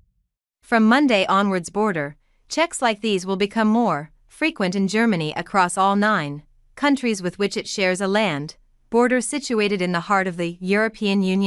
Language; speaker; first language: English; non-native, fluent; German